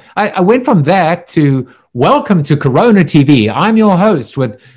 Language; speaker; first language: English; native; English